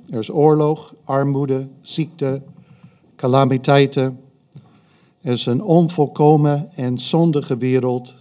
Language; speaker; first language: Dutch; non-native, fluent; English